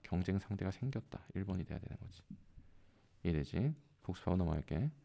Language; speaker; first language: Korean; native; Korean